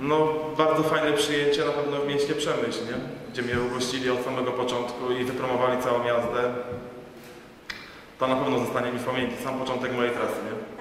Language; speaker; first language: Polish; native; Polish